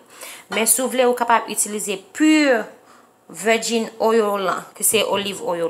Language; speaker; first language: French; non-native, learner; Haitian Creole